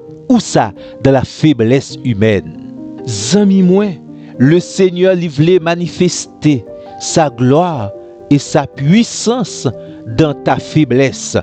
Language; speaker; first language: French; non-native, local second language; Haitian Creole